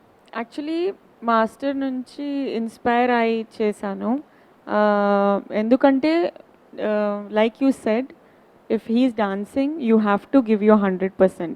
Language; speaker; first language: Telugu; non-native, learner; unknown